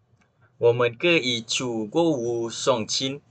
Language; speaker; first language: Chinese; non-native, learner; Malay